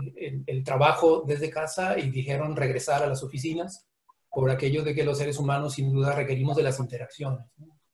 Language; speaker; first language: Spanish; native; Spanish